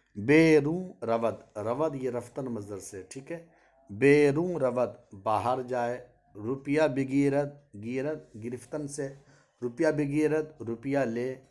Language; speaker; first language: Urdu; native; Urdu